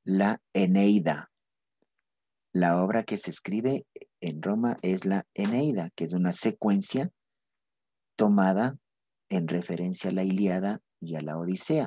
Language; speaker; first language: Spanish; native; Spanish